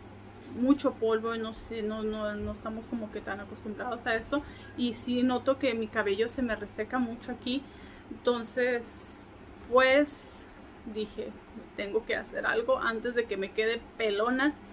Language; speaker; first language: Spanish; native; Spanish